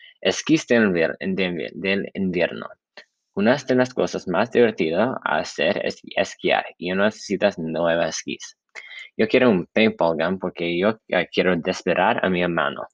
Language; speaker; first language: Spanish; non-native, learner; English